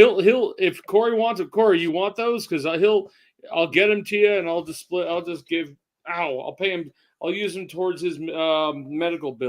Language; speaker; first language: English; native; English